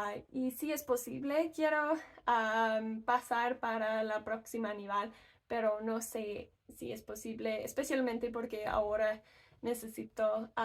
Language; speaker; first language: Spanish; non-native, learner; English